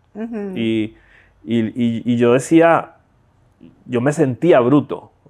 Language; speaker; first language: Spanish; native; Spanish